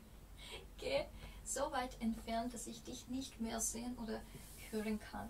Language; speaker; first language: German; non-native, fluent; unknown